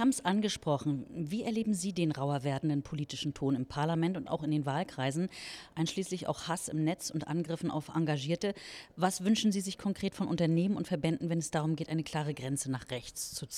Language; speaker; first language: German; native; German